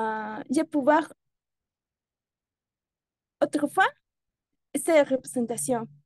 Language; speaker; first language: French; non-native, learner; Spanish